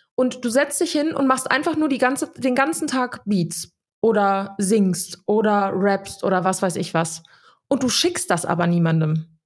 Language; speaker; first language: German; early bilingual, other home language; Serbian